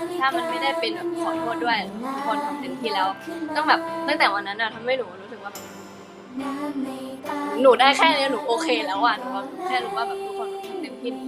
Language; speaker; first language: Thai; native; Thai